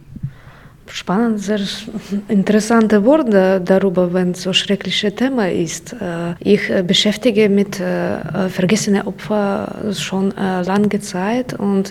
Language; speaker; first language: German; non-native, learner; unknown